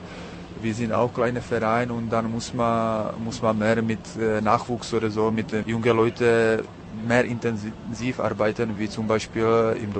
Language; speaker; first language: German; non-native, learner; Czech